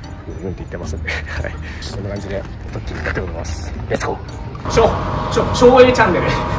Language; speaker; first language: Japanese; native; Japanese